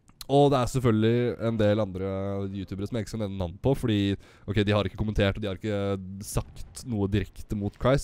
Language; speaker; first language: Norwegian; native; Norwegian